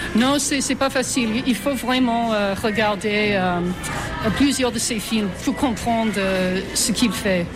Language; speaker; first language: French; non-native, fluent; English